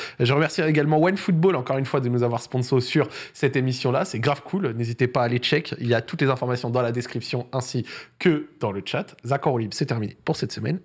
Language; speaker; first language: French; native; French